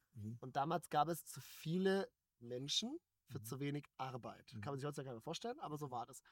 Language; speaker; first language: German; native; German